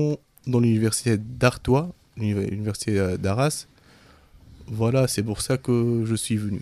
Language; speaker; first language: French; non-native, fluent; Arabic